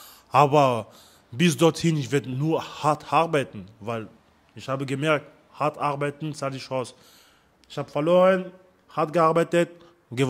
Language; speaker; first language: German; non-native, learner; French